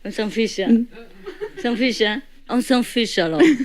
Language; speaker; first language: French; non-native, learner; Vietnamese